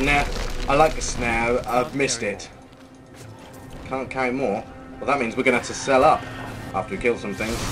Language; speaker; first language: English; native; English